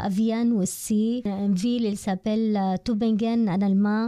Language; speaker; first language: French; non-native, learner; Arabic